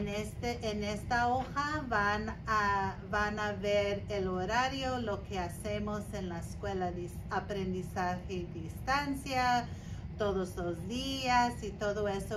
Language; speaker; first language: Spanish; non-native, learner; English